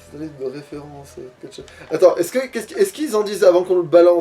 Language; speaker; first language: French; native; French